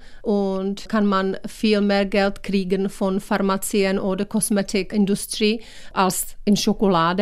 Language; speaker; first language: German; non-native, learner; Czech